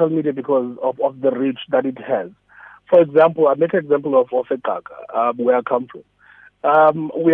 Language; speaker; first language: English; non-native, local second language; Xhosa